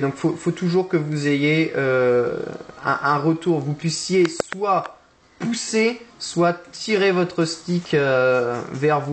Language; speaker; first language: French; native; French